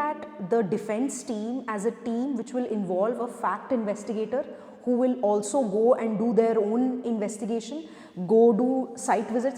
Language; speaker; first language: English; non-native, local second language; Hindi